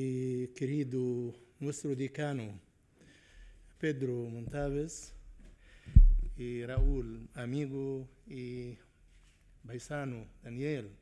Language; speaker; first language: Spanish; non-native, learner; Arabic